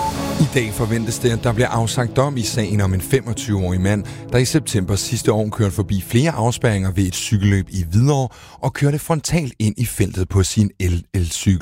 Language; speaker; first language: Danish; native; Danish